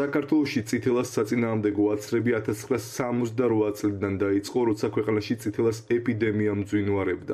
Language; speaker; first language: Georgian; native; Georgian